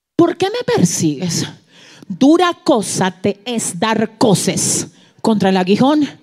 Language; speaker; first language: Spanish; early bilingual, heritage; Spanish